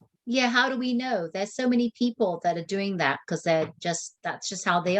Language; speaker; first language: English; native; English